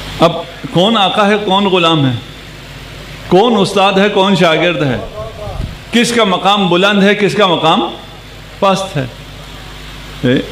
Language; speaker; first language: Urdu; non-native, local second language; Punjabi